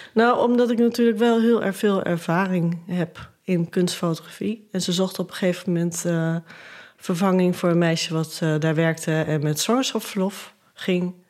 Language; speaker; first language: Dutch; native; Dutch